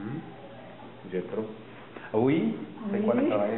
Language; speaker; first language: French; non-native, learner; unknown